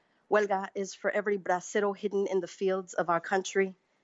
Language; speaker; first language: English; early bilingual, other home language; Spanish